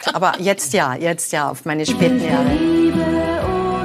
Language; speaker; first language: German; native; German